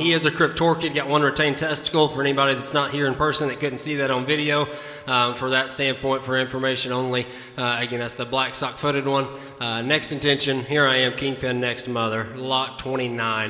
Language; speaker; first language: English; native; English